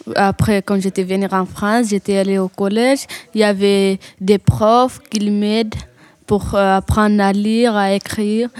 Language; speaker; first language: French; non-native, learner; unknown